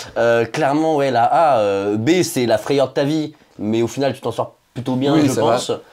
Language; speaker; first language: French; native; French